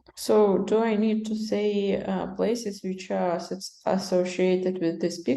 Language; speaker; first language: English; non-native, learner; Russian